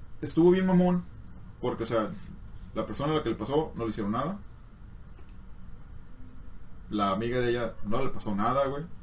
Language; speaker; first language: Spanish; native; Spanish